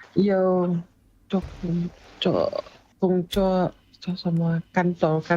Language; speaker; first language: Chinese; non-native, learner; Indonesian